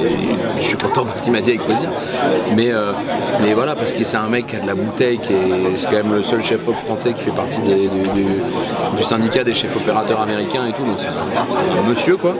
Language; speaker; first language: French; native; French